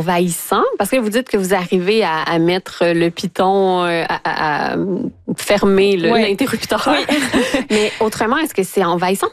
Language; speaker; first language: French; native; French